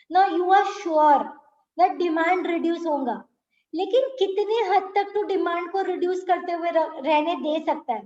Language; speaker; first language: Hindi; native; Hindi